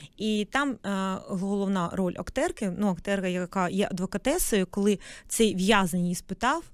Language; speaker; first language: Ukrainian; non-native, local second language; Russian